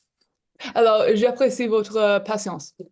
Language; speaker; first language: French; non-native, local second language; English